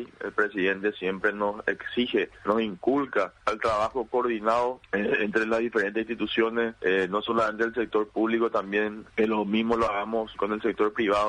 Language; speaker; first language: Spanish; native; Spanish